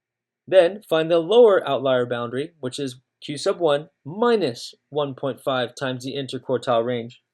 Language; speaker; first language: English; native; English